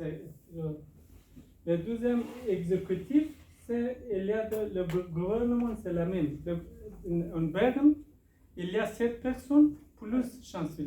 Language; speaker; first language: French; non-native, learner; Persian